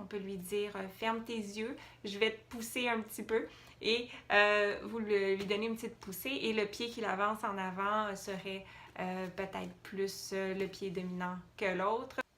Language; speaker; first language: French; native; French